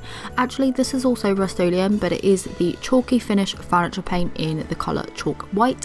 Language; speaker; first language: English; native; English